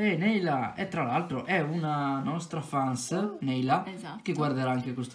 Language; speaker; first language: Italian; native; Italian